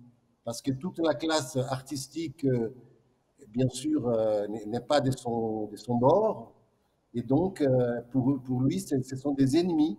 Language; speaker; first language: French; non-native, fluent; Portuguese